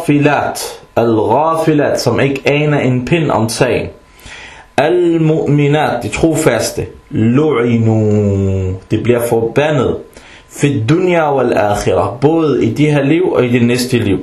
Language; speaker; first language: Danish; non-native, fluent; Arabic